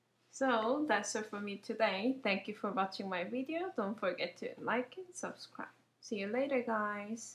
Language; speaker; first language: English; non-native, fluent; Korean